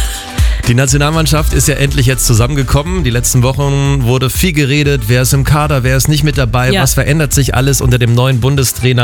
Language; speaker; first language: German; native; German